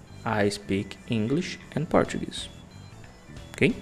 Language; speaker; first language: English; non-native, fluent; Portuguese